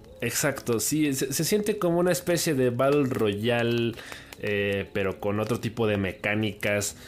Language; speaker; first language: Spanish; native; Spanish